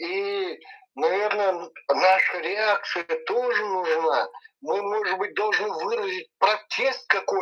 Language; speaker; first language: Russian; non-native, local second language; Chechen